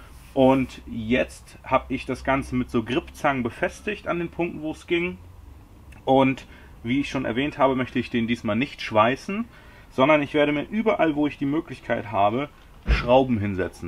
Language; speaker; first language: German; native; German